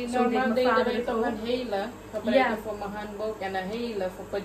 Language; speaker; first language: Dutch; native; Dutch